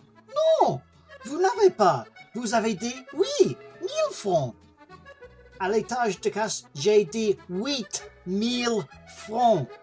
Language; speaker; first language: French; non-native, learner; English